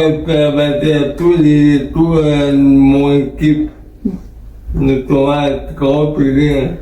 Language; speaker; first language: French; non-native, learner; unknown